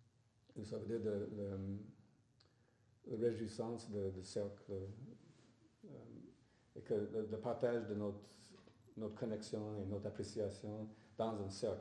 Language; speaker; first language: French; non-native, fluent; English